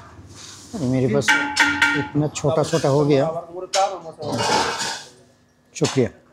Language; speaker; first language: Hindi; non-native, learner; Bangla